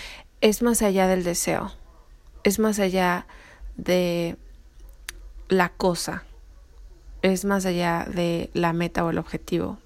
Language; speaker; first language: Spanish; native; Spanish